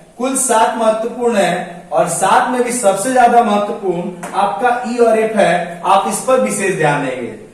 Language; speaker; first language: Hindi; native; Hindi